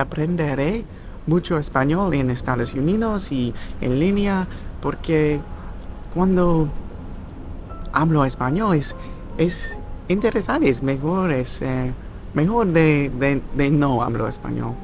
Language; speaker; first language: Spanish; non-native, learner; English